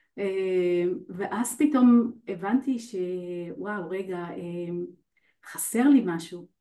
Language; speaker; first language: Hebrew; native; Hebrew